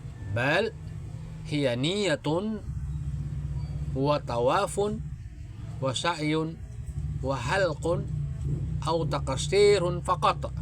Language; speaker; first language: Arabic; non-native, fluent; Filipino